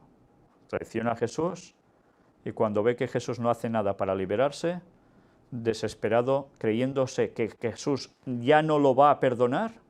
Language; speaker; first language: Spanish; native; Spanish